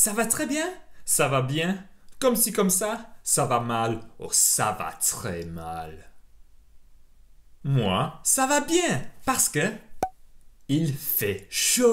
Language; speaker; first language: French; non-native, fluent; English